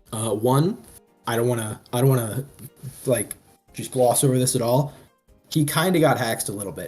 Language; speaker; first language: English; native; English